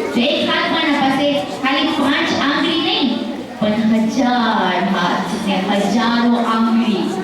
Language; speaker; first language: Gujarati; early bilingual, heritage; Gujarati